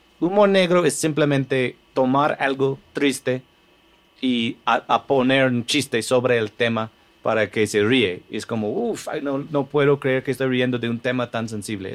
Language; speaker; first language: Spanish; non-native, fluent; English